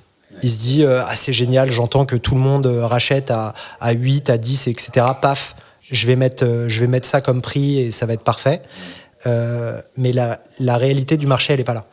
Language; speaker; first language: French; native; French